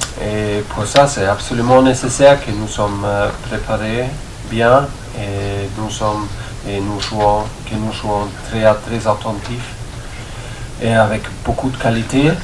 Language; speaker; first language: French; non-native, fluent; German